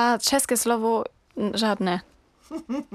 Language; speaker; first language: Czech; non-native, learner; German